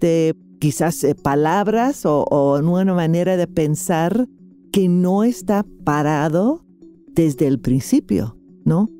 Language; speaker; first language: Spanish; non-native, fluent; English